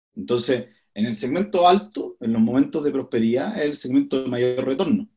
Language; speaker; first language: Spanish; native; Spanish